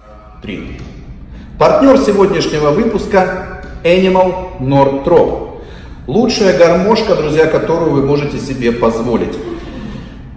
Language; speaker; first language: Russian; native; Russian